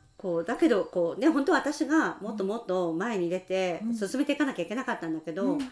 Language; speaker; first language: Japanese; native; Japanese